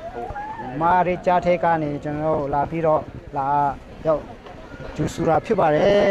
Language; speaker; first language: Burmese; non-native, local second language; Hakha Chin